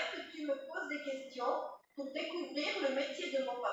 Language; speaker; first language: French; native; French